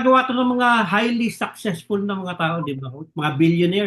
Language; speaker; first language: Filipino; native; Filipino